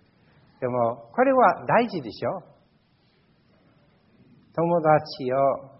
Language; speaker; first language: Japanese; non-native, fluent; English